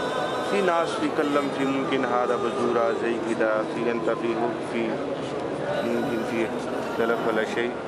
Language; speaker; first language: Arabic; non-native, learner; Urdu